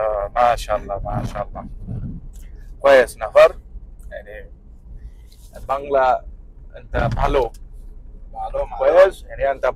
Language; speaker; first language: Arabic; non-native, learner; Bangla